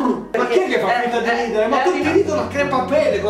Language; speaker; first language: Italian; native; Italian